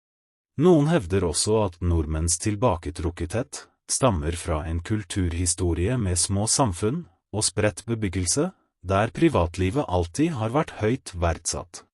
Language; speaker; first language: Norwegian; non-native, fluent; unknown